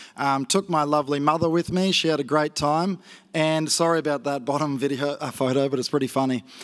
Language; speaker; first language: English; native; English